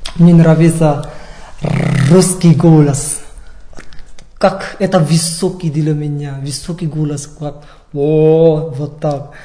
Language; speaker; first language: Russian; non-native, learner; Indonesian